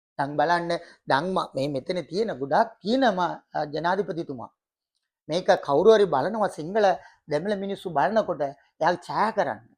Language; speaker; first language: Sinhala; non-native, local second language; Tamil